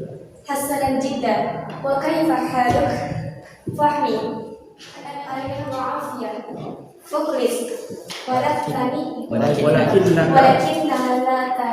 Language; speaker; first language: Arabic; non-native, learner; Indonesian